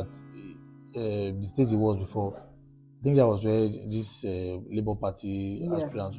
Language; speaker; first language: English; non-native, local second language; Yoruba